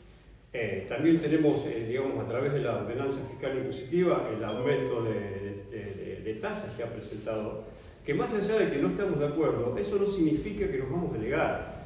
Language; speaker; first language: Spanish; native; Spanish